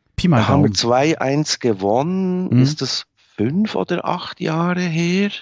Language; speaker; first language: German; native; German